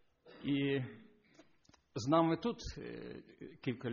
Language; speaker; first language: Polish; non-native, learner; Ukrainian